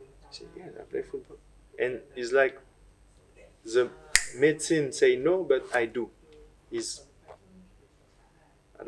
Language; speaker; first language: English; non-native, learner; French